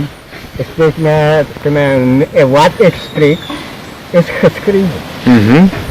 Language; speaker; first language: Dutch; non-native, local second language; Papiamento